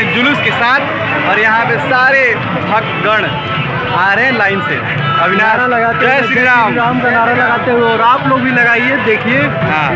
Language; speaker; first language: Hindi; native; Hindi